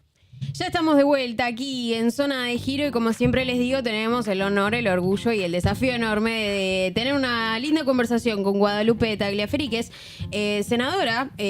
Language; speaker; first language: Spanish; native; Spanish